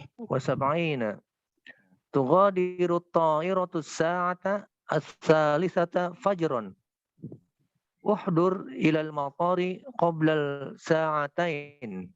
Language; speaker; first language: Arabic; non-native, learner; Indonesian